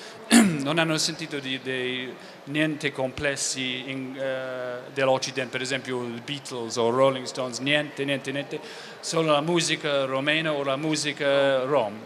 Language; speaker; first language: Italian; non-native, fluent; English